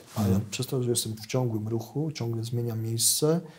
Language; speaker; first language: Polish; native; Polish